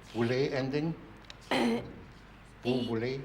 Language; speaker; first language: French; non-native, fluent; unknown